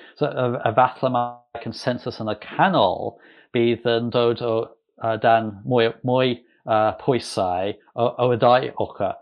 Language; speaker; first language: Welsh; non-native, local second language; English